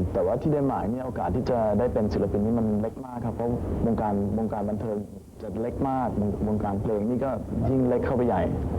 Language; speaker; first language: Thai; early bilingual, heritage; Danish